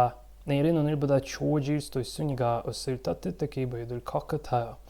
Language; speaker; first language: Korean; non-native, learner; Russian